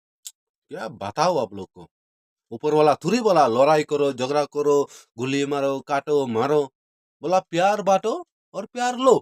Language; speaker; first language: Hindi; non-native, local second language; Khasi